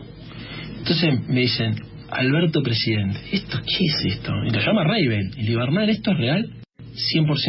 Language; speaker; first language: Spanish; native; Spanish